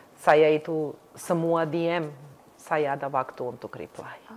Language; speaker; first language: Indonesian; non-native, learner; Serbian